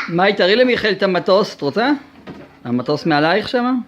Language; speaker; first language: Hebrew; native; Hebrew